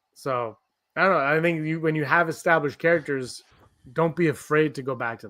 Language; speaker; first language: English; native; English